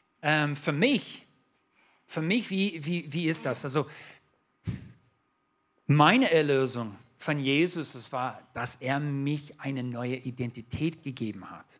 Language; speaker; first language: German; non-native, fluent; English